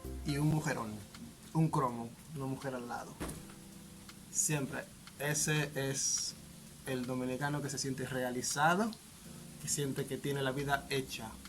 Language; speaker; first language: Spanish; native; Spanish